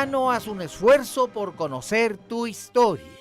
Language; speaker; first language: Spanish; native; Spanish